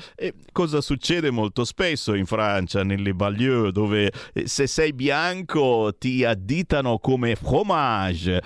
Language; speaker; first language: Italian; native; Italian